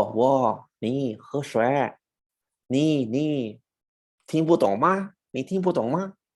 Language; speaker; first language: Chinese; non-native, fluent; Spanish